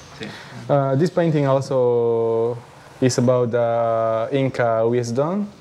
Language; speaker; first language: English; non-native, learner; Spanish